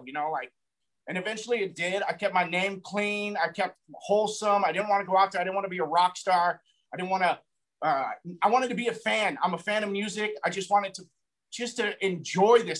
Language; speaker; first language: English; native; English